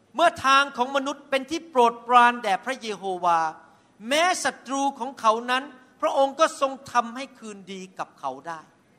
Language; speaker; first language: Thai; native; Thai